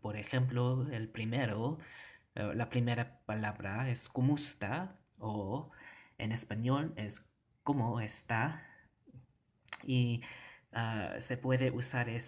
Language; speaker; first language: Spanish; non-native, learner; Cebuano